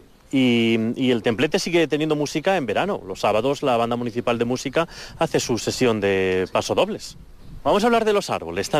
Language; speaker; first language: Spanish; native; Spanish